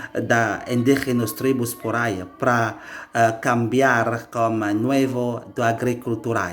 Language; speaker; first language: Portuguese; non-native, learner; Indonesian